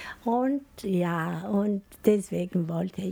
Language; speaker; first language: German; non-native, fluent; Albanian